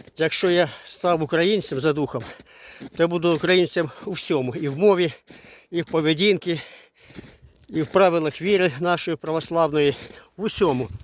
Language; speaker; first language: Ukrainian; non-native, local second language; Russian